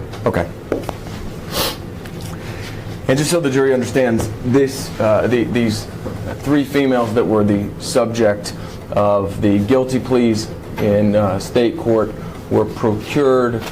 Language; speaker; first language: English; native; English